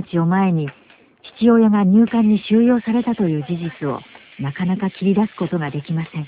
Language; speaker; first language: Japanese; native; Japanese